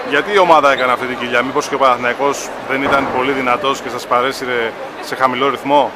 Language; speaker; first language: Greek; native; Greek